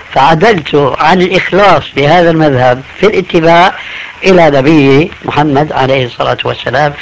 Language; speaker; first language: Arabic; early bilingual, other home language; Albanian